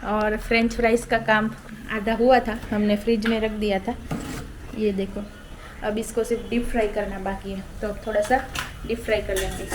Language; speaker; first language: Hindi; non-native, local second language; Gujarati